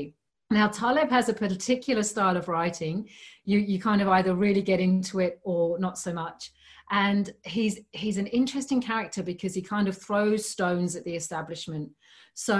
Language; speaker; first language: English; native; English